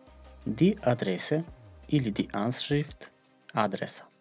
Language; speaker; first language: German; non-native, fluent; Macedonian